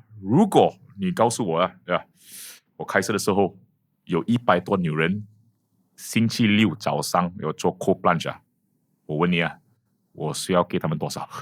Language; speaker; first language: Chinese; non-native, local second language; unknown